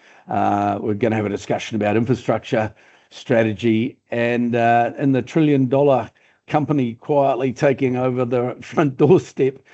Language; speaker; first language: English; native; English